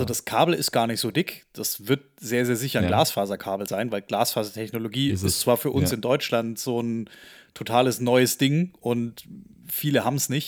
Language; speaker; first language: German; native; German